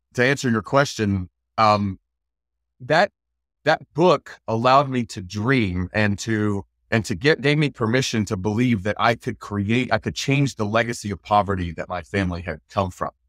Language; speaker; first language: English; native; English